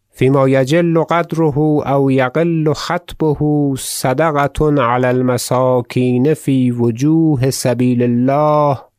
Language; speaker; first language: Arabic; non-native, fluent; Persian